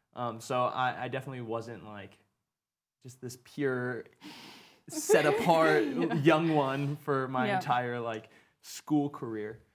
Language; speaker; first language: English; native; English